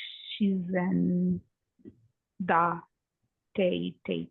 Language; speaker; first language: Japanese; non-native, learner; English